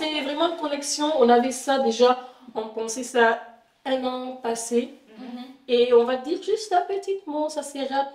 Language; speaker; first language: French; non-native, fluent; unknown